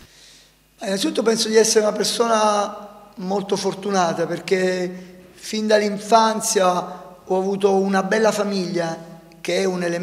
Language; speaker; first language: Italian; native; Italian